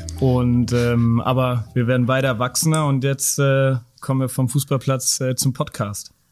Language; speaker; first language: German; native; German